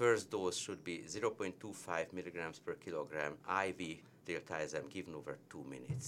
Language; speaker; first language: English; non-native, fluent; Hungarian